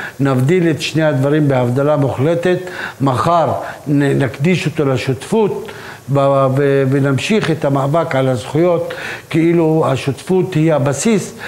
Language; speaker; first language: Hebrew; non-native, local second language; Arabic